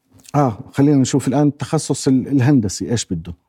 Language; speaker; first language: Arabic; native; Arabic